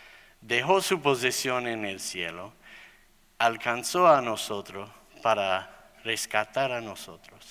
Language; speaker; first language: Spanish; non-native, fluent; English